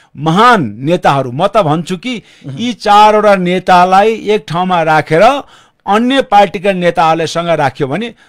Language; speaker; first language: Nepali; non-native, local second language; Sherpa